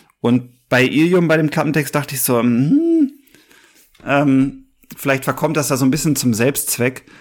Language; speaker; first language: German; native; German